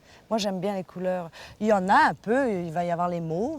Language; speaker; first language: French; native; French